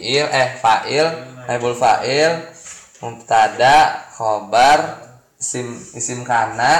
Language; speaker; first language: Arabic; non-native, fluent; Indonesian